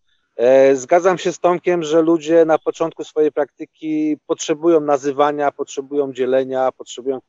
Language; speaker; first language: Polish; native; Polish